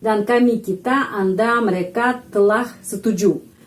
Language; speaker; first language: Indonesian; non-native, fluent; Russian